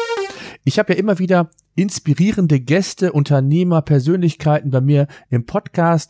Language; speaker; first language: German; native; German